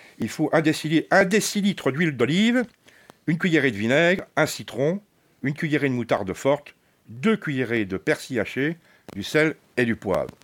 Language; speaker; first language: French; native; French